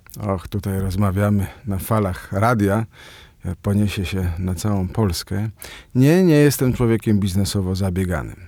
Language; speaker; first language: Polish; native; Polish